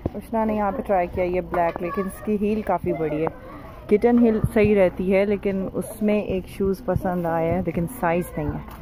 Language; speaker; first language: Urdu; native; Urdu